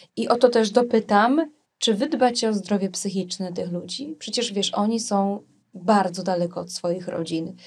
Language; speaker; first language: Polish; native; Polish